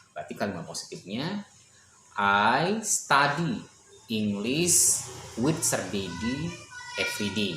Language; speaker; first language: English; non-native, fluent; Indonesian